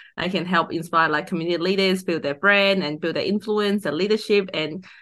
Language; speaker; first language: English; non-native, local second language; Cantonese